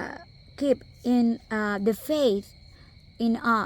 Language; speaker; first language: English; non-native, local second language; Spanish